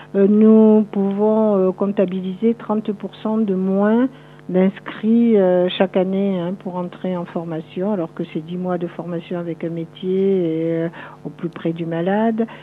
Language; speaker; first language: French; native; French